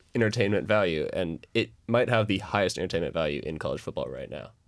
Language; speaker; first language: English; native; English